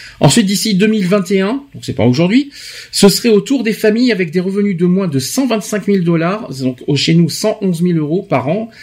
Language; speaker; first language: French; native; French